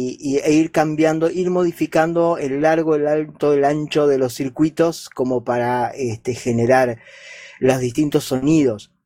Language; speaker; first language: Spanish; native; Spanish